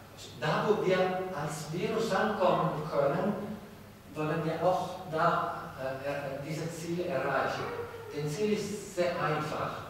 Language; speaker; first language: German; non-native, fluent; Italian